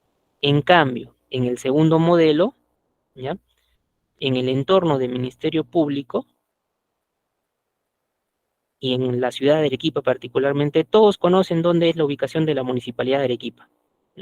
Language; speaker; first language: Spanish; native; Spanish